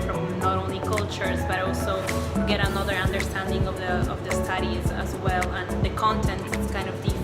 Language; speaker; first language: English; non-native, fluent; Spanish